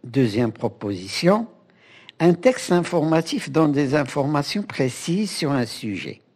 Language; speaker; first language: French; non-native, local second language; Arabic